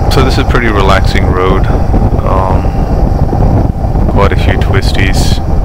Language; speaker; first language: English; native; English